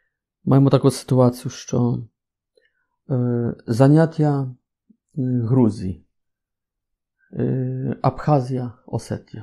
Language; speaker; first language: Ukrainian; non-native, fluent; Polish